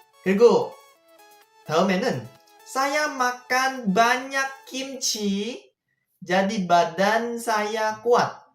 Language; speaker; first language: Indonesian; non-native, fluent; Korean